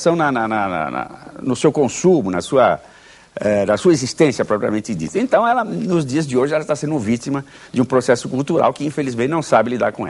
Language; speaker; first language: Portuguese; native; Portuguese